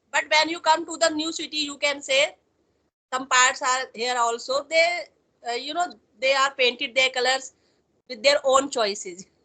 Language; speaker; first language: English; non-native, local second language; Hindi